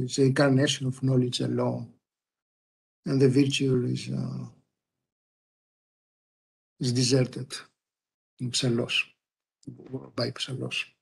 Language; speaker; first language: English; non-native, fluent; Greek